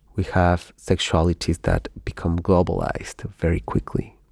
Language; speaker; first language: English; non-native, fluent; Spanish